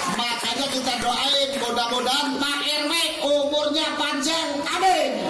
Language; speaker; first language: Indonesian; non-native, local second language; Javanese